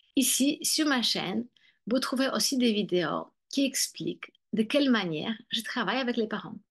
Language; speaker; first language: French; non-native, fluent; Polish